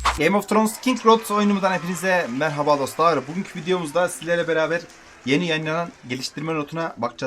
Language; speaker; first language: Turkish; native; Turkish